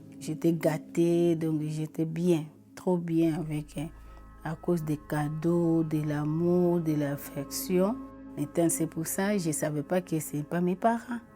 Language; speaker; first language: French; non-native, local second language; Lingala